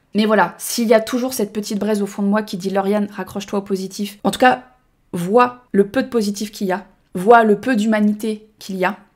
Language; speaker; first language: French; native; French